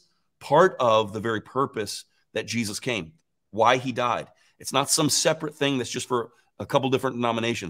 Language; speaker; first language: English; native; English